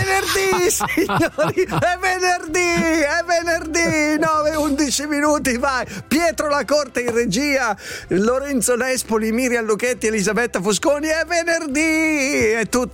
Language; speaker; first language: Italian; native; Italian